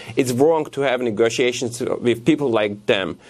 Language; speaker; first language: English; non-native, fluent; Russian